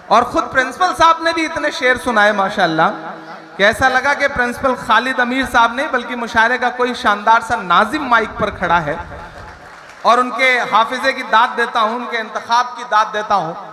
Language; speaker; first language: Hindi; non-native, local second language; Awadhi